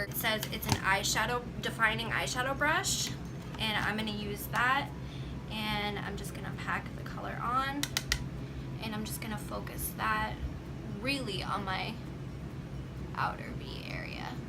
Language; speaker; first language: English; native; English